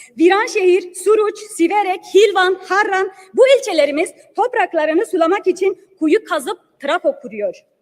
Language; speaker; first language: Turkish; non-native, local second language; Kurdish